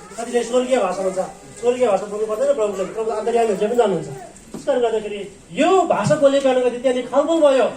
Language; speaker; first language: Nepali; non-native, local second language; Eastern Tamang